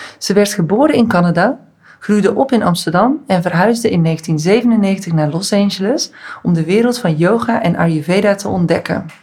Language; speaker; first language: Dutch; native; Dutch